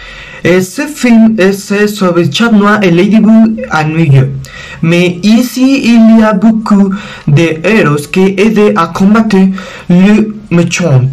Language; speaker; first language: French; non-native, learner; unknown